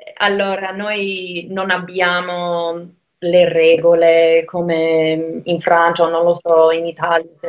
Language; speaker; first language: Italian; non-native, fluent; English